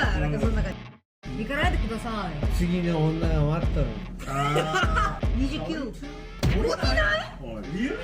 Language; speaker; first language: Japanese; non-native, learner; Korean